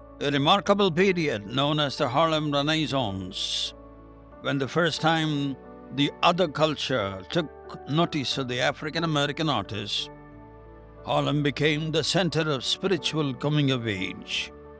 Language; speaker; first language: English; non-native, local second language; Tamil